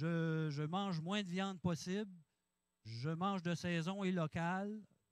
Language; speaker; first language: French; native; French